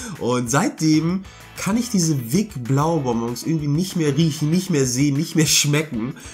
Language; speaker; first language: German; early bilingual, heritage; German